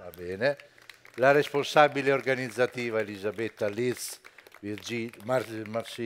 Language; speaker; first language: Italian; native; Italian